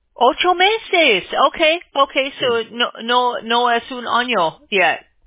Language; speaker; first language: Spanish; non-native, learner; English